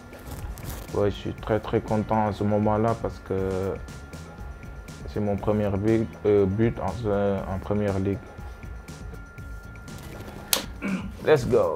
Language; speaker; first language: French; non-native, local second language; Wolof